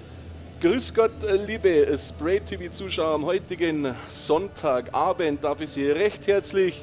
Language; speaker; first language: German; native; German